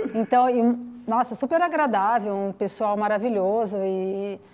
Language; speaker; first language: Portuguese; native; Portuguese